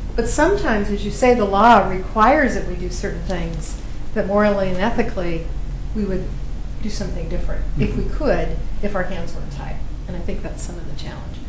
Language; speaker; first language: English; native; English